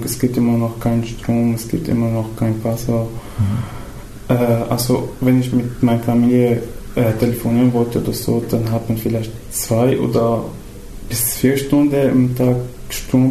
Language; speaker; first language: German; non-native, fluent; Arabic